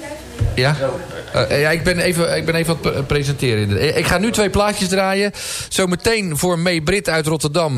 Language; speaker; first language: Dutch; native; Dutch